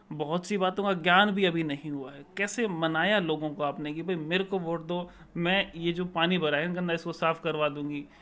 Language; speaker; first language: Hindi; native; Hindi